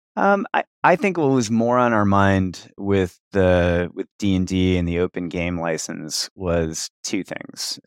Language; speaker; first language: English; native; English